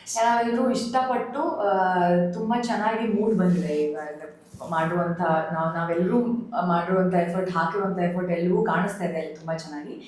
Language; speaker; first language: Kannada; native; Kannada